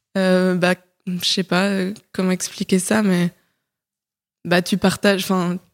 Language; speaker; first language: French; native; French